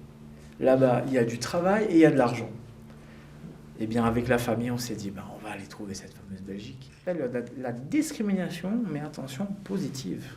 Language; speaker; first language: French; early bilingual, other home language; Portuguese